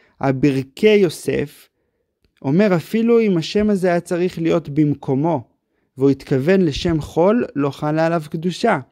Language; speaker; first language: Hebrew; native; Hebrew